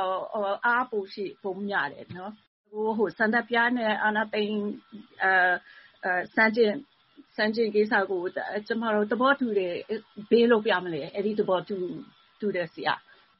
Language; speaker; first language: Burmese; non-native, fluent; English